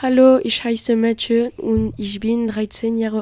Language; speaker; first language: German; non-native, learner; French